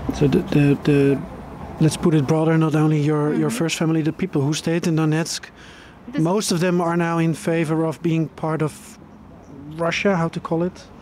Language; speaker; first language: English; non-native, fluent; Dutch